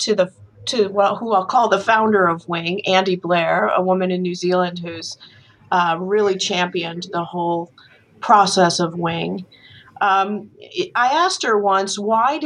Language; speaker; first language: English; native; English